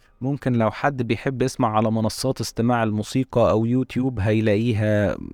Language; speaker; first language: Arabic; native; Arabic